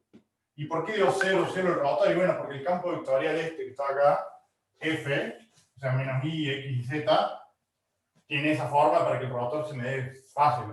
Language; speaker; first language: Spanish; native; Spanish